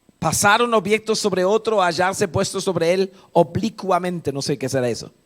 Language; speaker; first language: Spanish; non-native, fluent; German